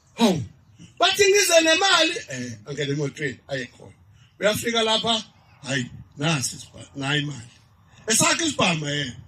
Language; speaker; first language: Zulu; native; Zulu